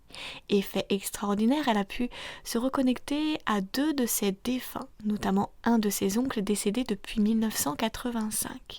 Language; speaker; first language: French; native; French